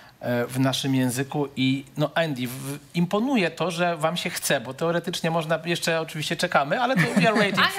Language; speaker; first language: Polish; native; Polish